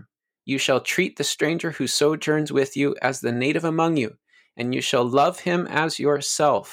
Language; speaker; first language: English; native; English